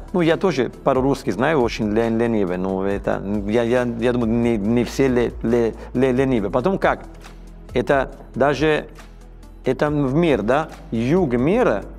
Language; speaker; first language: Russian; non-native, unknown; Italian